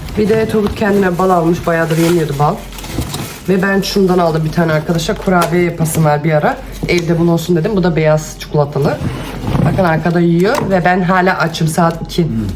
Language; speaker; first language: Turkish; early bilingual, heritage; Turkish